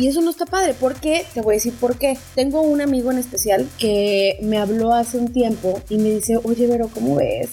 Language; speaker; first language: Spanish; native; Spanish